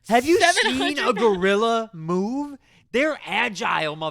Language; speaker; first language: English; native; English